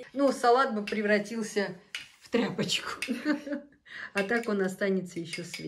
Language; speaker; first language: Russian; native; Russian